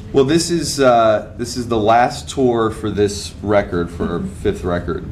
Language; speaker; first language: English; native; English